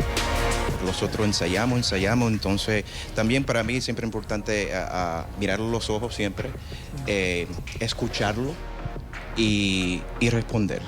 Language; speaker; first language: Spanish; early bilingual, heritage; Spanish